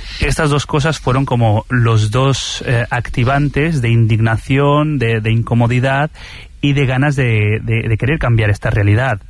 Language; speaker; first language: Spanish; early bilingual, other home language; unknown